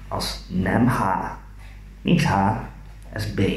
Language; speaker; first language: Hungarian; non-native, learner; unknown